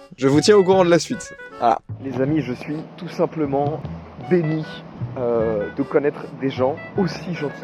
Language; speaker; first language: French; native; French